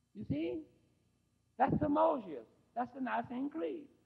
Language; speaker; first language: English; native; English